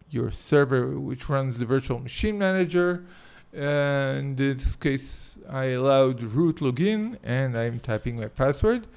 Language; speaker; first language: English; non-native, fluent; Hebrew